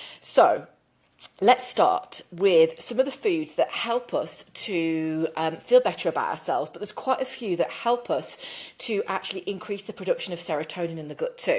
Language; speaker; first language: English; native; English